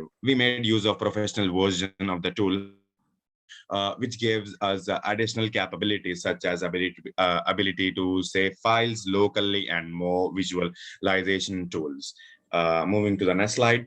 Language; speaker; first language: English; non-native, local second language; Urdu